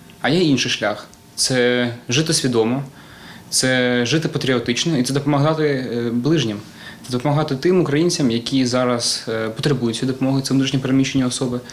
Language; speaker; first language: Ukrainian; native; Ukrainian